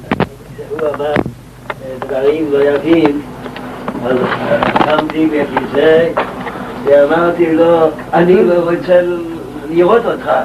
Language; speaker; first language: Hebrew; non-native, local second language; Yiddish